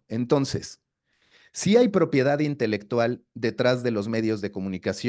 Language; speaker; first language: Spanish; native; Spanish